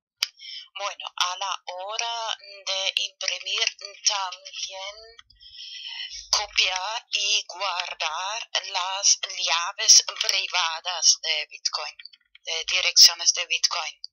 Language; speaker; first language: Spanish; non-native, fluent; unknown